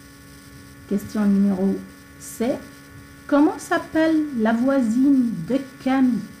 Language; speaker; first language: French; non-native, fluent; Arabic